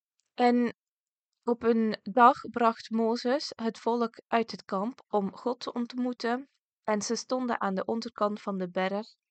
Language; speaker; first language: Dutch; early bilingual, other home language; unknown